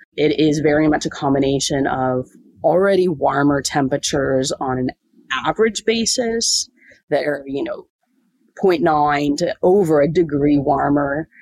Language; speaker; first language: English; native; English